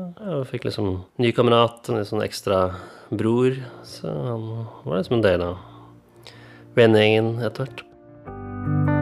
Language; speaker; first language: Norwegian; native; Norwegian